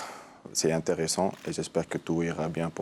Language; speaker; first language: French; non-native, local second language; Arabic